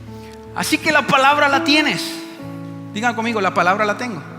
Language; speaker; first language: Spanish; native; Spanish